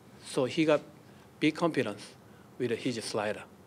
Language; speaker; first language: English; non-native, learner; Korean